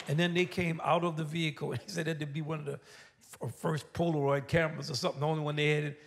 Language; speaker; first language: English; native; English